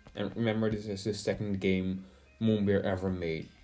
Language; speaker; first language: English; non-native, fluent; Dutch